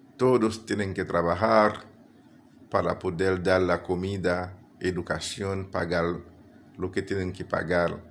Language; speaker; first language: Spanish; non-native, fluent; Haitian Creole